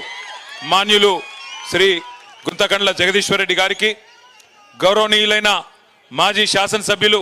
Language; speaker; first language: Telugu; native; Telugu